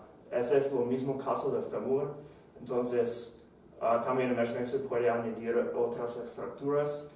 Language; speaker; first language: Spanish; non-native, fluent; English